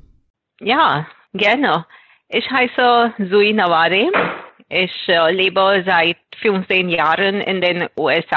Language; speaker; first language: German; non-native, fluent; Marathi